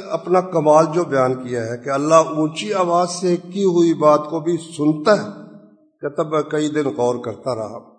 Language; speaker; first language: Urdu; non-native, local second language; Punjabi